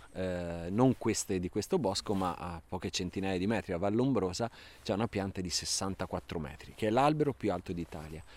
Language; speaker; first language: Italian; native; Italian